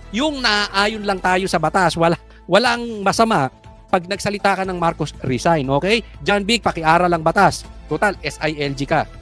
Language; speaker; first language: Filipino; native; Filipino